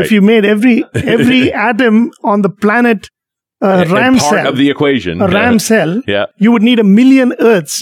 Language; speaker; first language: English; non-native, local second language; Tamil